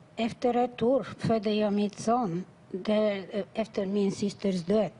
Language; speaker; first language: Swedish; non-native, fluent; Bulgarian